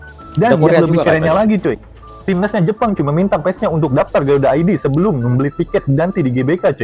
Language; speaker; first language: Indonesian; native; Indonesian